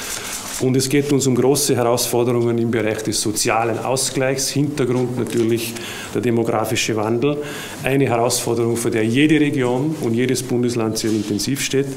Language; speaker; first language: German; native; German